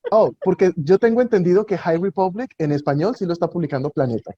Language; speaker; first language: Spanish; native; Spanish